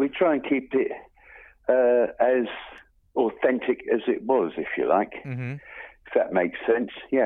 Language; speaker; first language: English; native; English